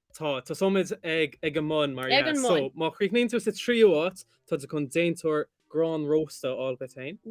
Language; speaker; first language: Irish; non-native, local second language; English